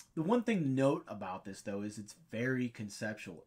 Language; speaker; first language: English; native; English